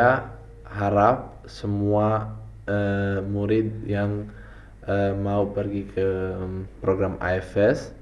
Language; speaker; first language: Indonesian; non-native, fluent; Italian